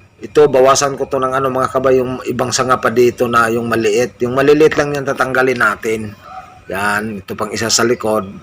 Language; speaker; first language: Filipino; non-native, local second language; Cebuano